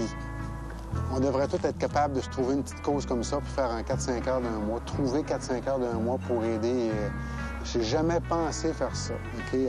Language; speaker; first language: French; native; French